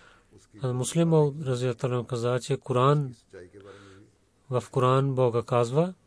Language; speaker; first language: Bulgarian; non-native, learner; Urdu